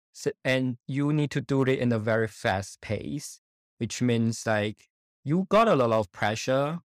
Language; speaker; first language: English; non-native, fluent; Chinese